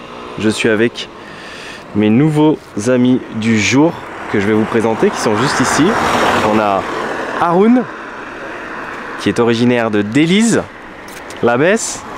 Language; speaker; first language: French; native; French